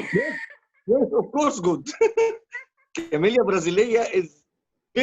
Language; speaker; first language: English; non-native, learner; Arabic